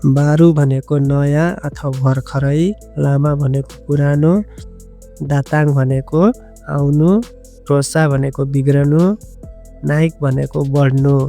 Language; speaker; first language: Nepali; native; Nepali